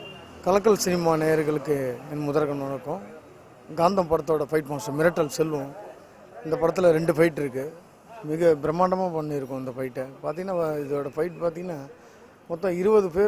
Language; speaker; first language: Tamil; native; Tamil